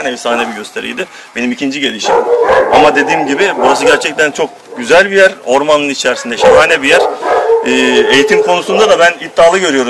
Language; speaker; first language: Turkish; native; Turkish